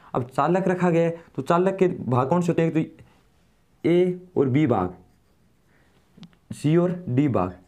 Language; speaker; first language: Hindi; native; Hindi